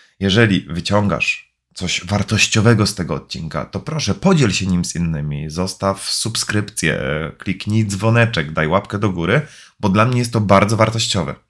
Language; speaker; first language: Polish; native; Polish